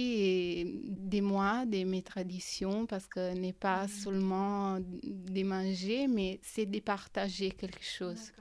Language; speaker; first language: French; non-native, fluent; Italian